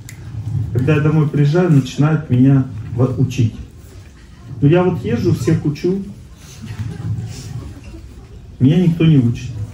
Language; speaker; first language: Russian; native; Russian